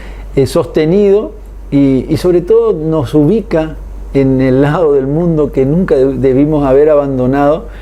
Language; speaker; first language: Spanish; native; Spanish